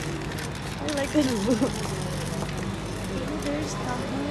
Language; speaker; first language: English; non-native, learner; Indonesian